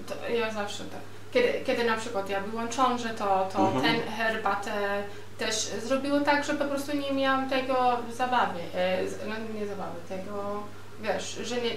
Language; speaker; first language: Polish; non-native, learner; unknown